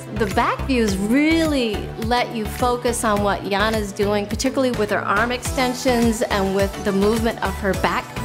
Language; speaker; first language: English; native; English